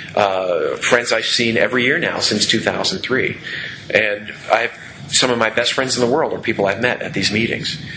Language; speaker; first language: English; native; English